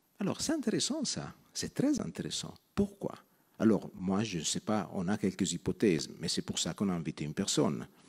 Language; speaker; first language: French; non-native, local second language; Italian